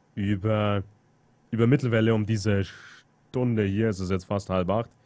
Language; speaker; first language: German; native; German